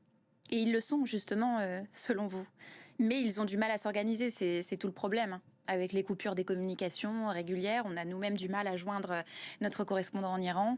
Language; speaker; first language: French; native; French